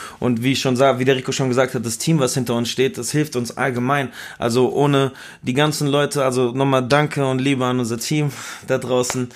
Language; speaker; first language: German; early bilingual, other home language; Spanish